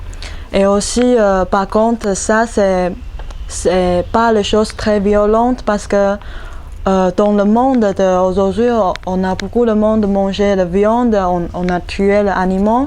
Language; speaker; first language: French; non-native, learner; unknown